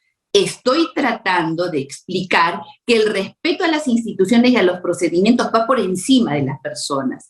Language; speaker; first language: Spanish; native; Spanish